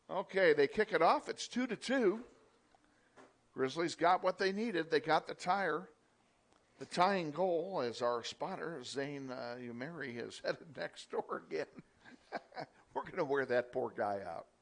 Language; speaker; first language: English; native; English